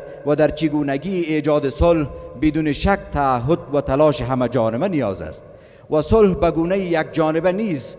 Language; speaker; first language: Persian; native; Persian